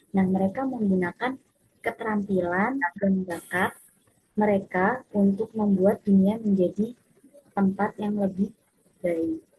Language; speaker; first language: Indonesian; native; Indonesian